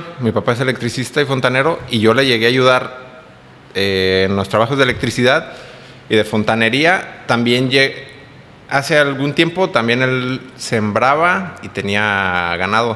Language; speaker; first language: Spanish; native; Spanish